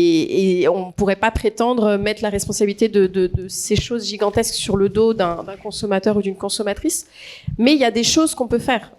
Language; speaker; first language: French; native; French